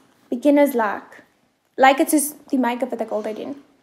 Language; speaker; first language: English; non-native, local second language; Afrikaans